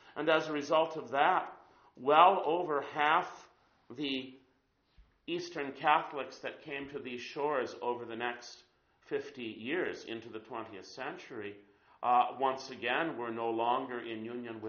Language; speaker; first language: English; native; English